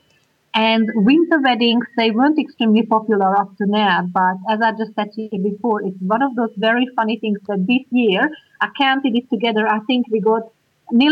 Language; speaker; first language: English; non-native, fluent; Hungarian